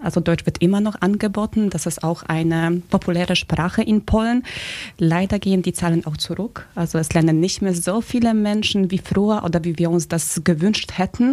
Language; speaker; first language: German; early bilingual, other home language; Polish